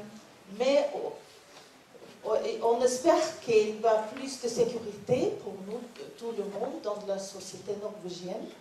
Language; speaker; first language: French; non-native, learner; Norwegian